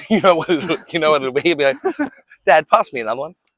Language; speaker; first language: English; native; English